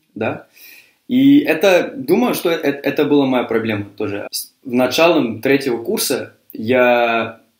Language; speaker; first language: Russian; non-native, fluent; English